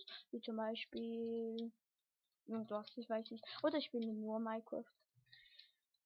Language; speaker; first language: German; early bilingual, other home language; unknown